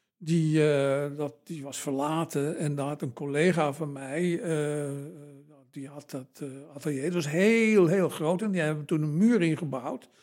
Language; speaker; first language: Dutch; native; Dutch